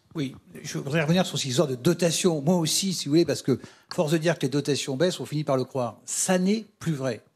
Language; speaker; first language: French; native; French